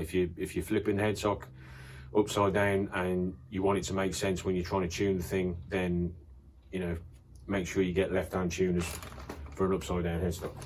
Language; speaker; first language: English; native; English